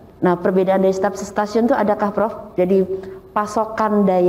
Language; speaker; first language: Indonesian; native; Indonesian